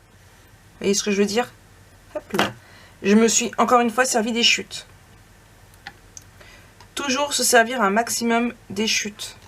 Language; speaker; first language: French; native; French